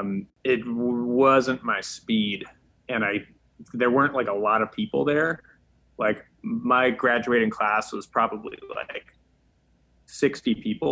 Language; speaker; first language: English; native; English